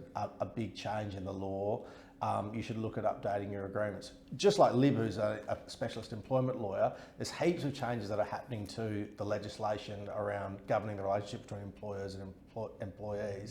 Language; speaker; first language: English; native; English